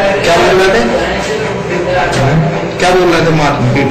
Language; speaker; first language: Hindi; native; Hindi